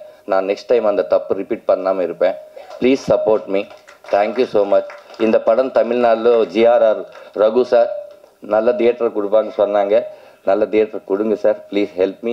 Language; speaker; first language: Tamil; non-native, learner; Telugu